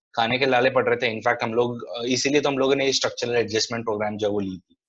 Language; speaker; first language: Hindi; non-native, local second language; Marathi